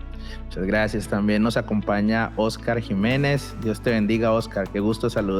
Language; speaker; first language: Spanish; native; Spanish